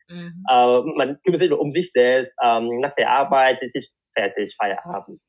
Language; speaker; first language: German; non-native, fluent; Vietnamese